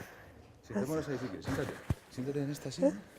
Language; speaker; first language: Spanish; native; Spanish